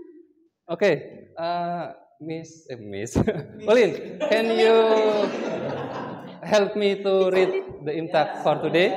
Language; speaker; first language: English; non-native, learner; Indonesian